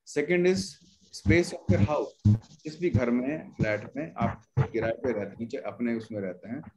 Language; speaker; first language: Hindi; native; Hindi